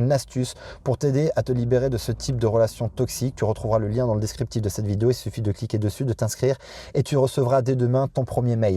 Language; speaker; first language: French; native; French